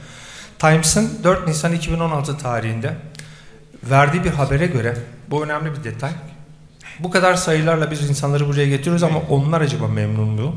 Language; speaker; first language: Turkish; native; Turkish